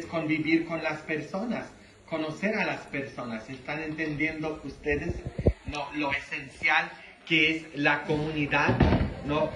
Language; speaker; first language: Spanish; non-native, fluent; Polish